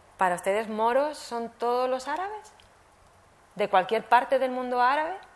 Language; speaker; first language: Spanish; native; Spanish